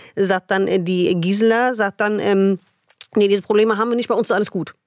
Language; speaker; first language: German; non-native, fluent; English